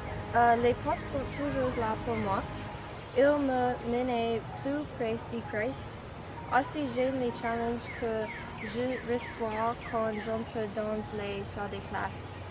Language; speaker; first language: French; non-native, learner; English